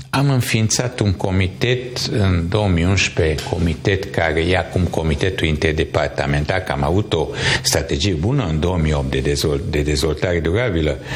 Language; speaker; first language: Romanian; non-native, local second language; Hungarian